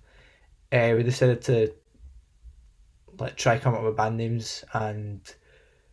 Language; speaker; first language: English; native; English